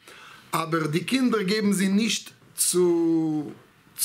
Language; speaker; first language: German; non-native, fluent; Hebrew